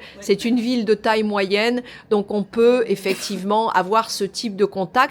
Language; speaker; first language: French; native; French